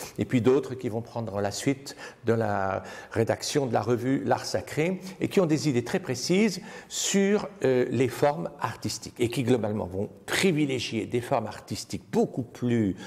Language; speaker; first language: French; native; French